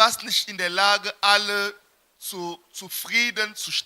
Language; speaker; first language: German; non-native, fluent; French